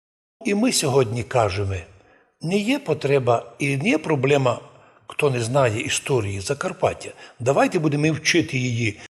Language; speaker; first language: Ukrainian; non-native, local second language; Rusyn